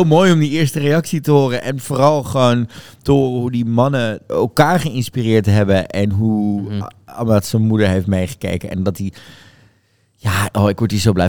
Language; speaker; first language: Dutch; native; Dutch